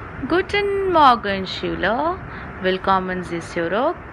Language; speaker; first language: German; non-native, fluent; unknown